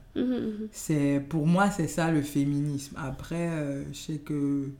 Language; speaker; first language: French; non-native, local second language; Yoruba